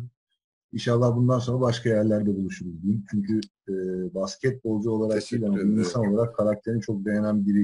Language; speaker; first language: Turkish; native; Turkish